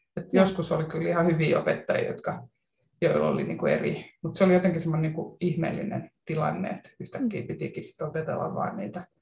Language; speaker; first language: Finnish; non-native, local second language; Swedish